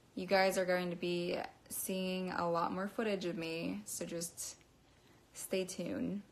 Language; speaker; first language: English; native; English